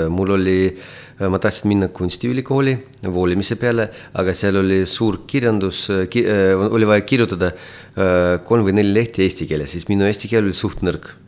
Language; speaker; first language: Estonian; non-native, local second language; Russian